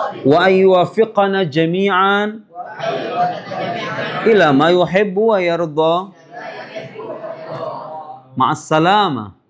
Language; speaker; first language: Arabic; non-native, fluent; Indonesian